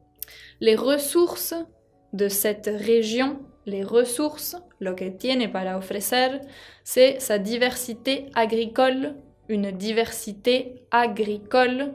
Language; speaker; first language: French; non-native, fluent; Spanish